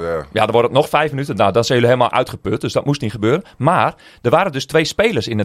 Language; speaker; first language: Dutch; native; Dutch